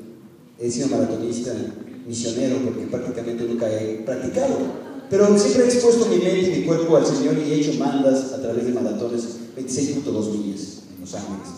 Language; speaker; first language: Spanish; native; Spanish